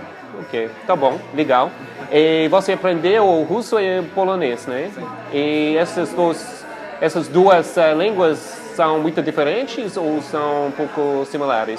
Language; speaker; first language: Portuguese; non-native, fluent; English